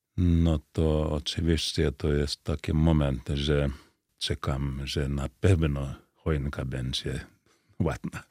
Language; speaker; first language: Polish; non-native, fluent; Finnish